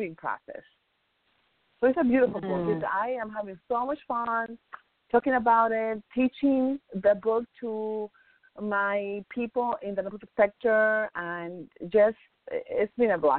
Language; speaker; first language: English; non-native, fluent; Spanish